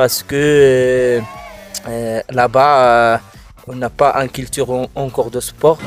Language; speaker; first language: French; non-native, fluent; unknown